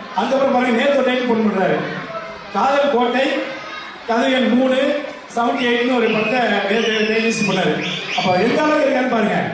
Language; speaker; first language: Tamil; native; Tamil